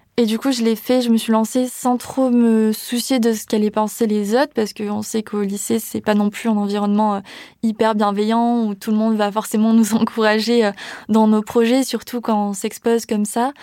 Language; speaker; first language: French; native; French